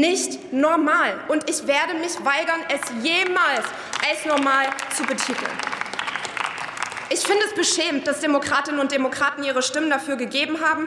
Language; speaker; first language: German; early bilingual, other home language; Arabic